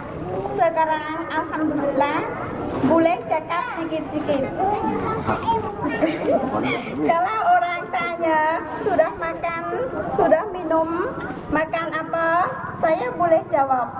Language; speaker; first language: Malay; non-native, learner; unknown